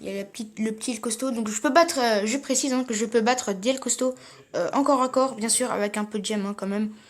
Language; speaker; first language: French; native; French